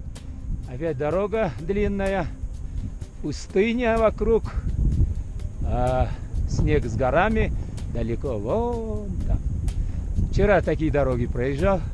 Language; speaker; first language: Russian; non-native, local second language; Uzbek